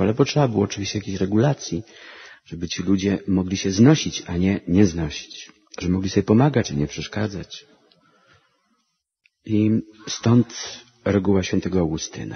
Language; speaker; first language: Polish; native; Polish